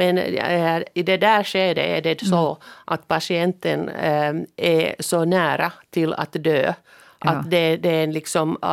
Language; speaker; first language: Swedish; non-native, local second language; Finnish